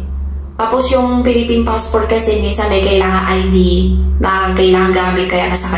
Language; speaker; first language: Filipino; non-native, learner; Chinese